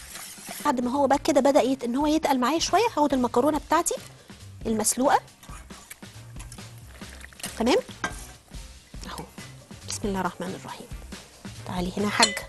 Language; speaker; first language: Arabic; native; Arabic